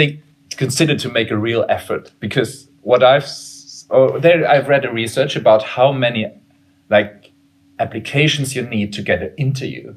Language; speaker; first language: English; non-native, fluent; German